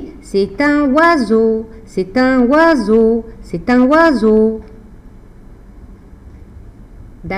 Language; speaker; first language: French; non-native, fluent; Arabic